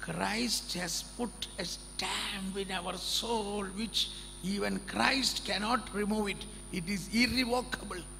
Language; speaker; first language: English; non-native, local second language; Malayalam